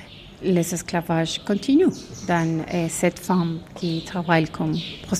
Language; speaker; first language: French; non-native, fluent; Spanish